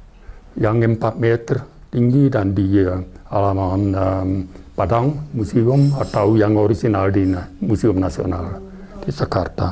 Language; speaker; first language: Indonesian; non-native, learner; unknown